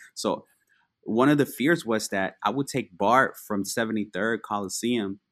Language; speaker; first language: English; early bilingual, other home language; Spanish